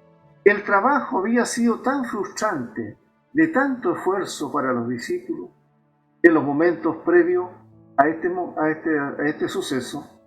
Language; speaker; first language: Spanish; native; Spanish